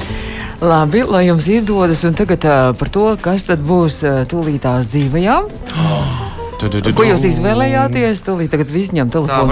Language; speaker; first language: Latvian; native; Latvian